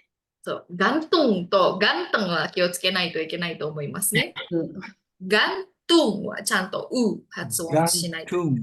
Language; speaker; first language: Japanese; non-native, fluent; Indonesian